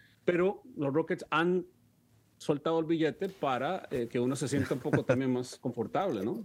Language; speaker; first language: Spanish; early bilingual, heritage; Spanish